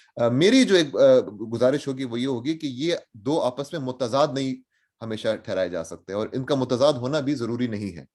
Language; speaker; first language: Urdu; non-native, local second language; Pashto